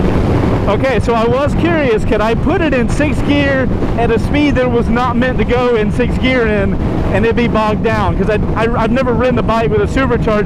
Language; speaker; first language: English; native; English